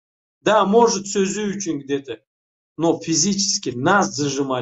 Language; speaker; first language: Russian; non-native, local second language; Turkmen